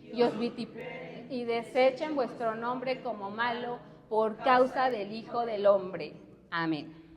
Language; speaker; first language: Spanish; native; Spanish